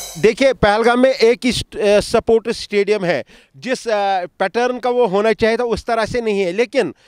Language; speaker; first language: Hindi; non-native, local second language; Kashmiri